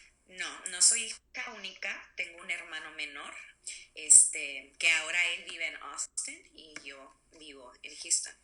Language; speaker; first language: Spanish; early bilingual, other home language; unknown